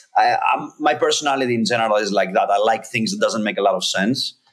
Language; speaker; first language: English; non-native, fluent; Greek